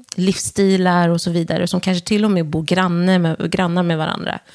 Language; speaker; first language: Swedish; early bilingual, other home language; Wolof